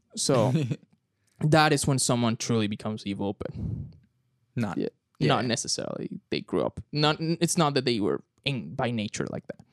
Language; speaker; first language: English; non-native, fluent; Spanish